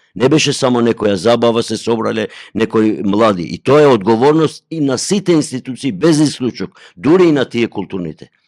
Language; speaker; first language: Macedonian; non-native, local second language; Albanian